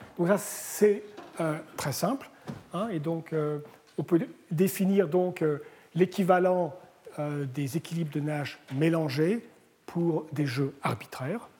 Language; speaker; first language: French; native; French